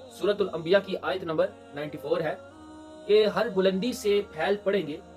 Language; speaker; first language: Urdu; non-native, local second language; Punjabi